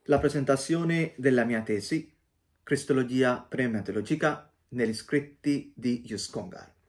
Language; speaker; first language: Italian; non-native, fluent; Sinhala